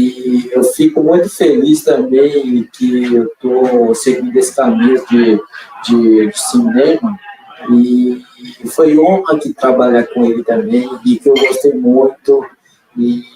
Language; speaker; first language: Portuguese; non-native, local second language; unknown